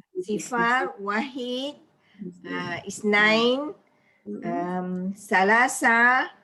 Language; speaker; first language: Arabic; non-native, learner; Malay